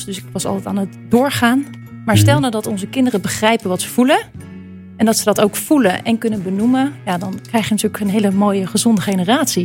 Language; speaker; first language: Dutch; native; Dutch